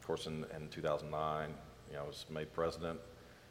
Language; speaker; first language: English; native; English